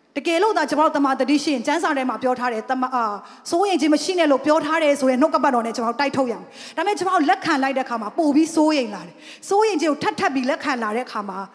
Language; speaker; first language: Burmese; non-native, local second language; Tedim Chin